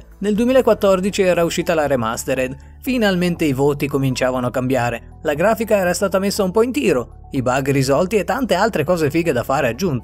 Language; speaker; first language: Italian; native; Italian